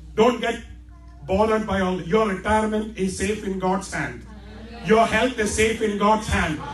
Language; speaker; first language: English; non-native, local second language; Malayalam